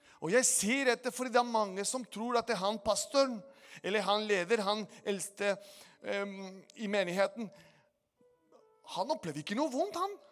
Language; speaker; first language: Norwegian; non-native, fluent; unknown